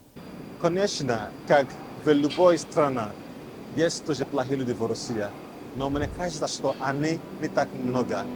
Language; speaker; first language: Russian; non-native, learner; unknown